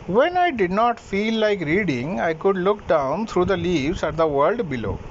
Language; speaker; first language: English; non-native, local second language; Hindi